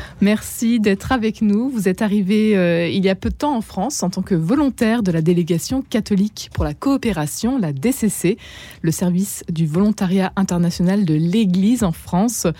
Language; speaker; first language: French; native; French